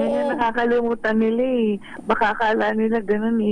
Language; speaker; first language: Filipino; native; Filipino